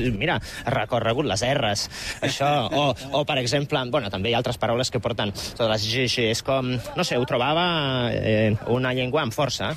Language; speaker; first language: Catalan; non-native, fluent; Polish